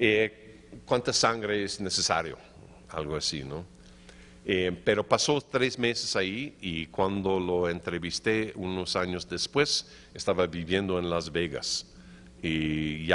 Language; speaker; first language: Spanish; non-native, fluent; English